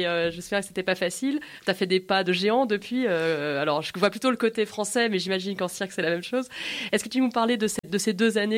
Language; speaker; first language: French; native; French